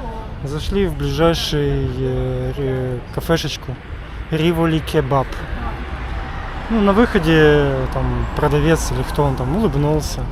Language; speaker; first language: Russian; native; Russian